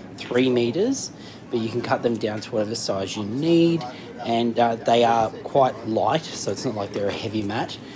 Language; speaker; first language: English; native; English